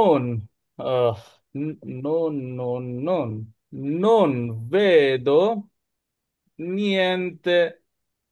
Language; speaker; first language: Italian; non-native, fluent; Bangla